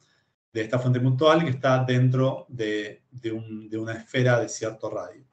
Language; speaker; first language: Spanish; native; Spanish